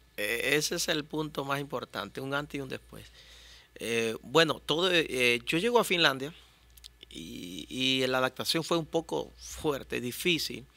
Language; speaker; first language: Spanish; native; Spanish